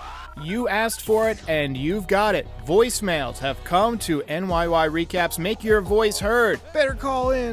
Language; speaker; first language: English; native; English